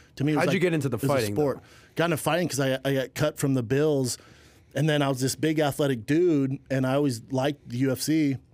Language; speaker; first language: English; native; English